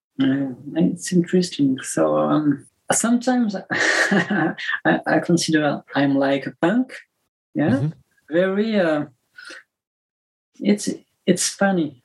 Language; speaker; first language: English; non-native, learner; French